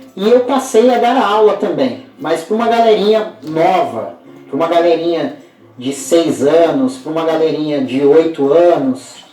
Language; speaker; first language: Portuguese; native; Portuguese